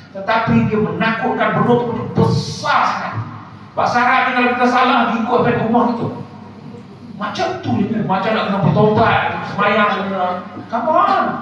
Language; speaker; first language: Malay; native; Malay